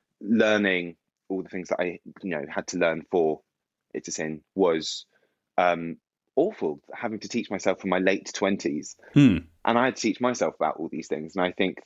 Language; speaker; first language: English; native; English